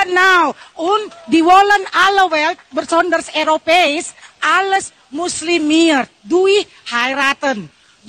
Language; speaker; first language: German; non-native, learner; Indonesian